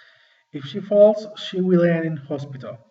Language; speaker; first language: English; non-native, fluent; Spanish